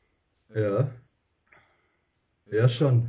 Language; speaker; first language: German; native; German